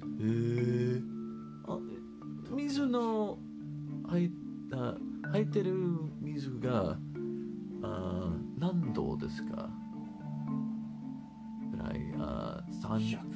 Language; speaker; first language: Japanese; non-native, learner; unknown